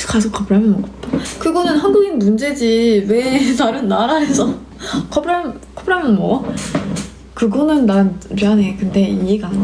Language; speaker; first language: Korean; early bilingual, heritage; French